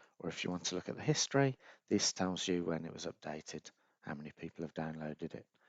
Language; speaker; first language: English; native; English